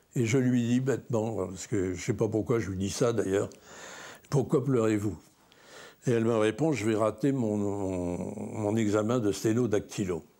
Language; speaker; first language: French; native; French